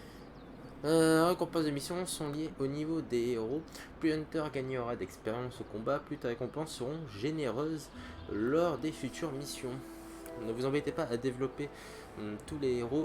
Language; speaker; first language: French; native; French